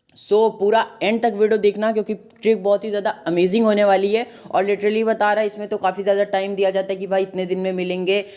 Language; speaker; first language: Hindi; native; Hindi